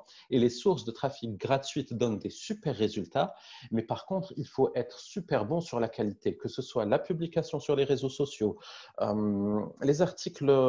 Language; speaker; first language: French; native; French